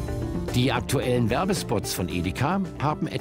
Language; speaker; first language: German; native; German